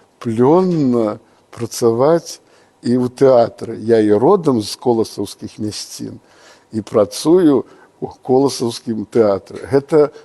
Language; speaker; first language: Belarusian; native; Belarusian